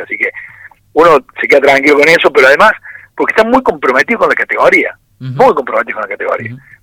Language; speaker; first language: Spanish; native; Spanish